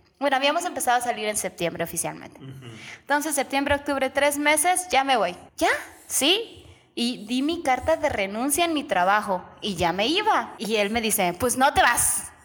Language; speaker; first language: Spanish; native; Spanish